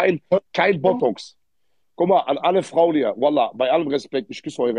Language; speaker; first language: German; early bilingual, other home language; Arabic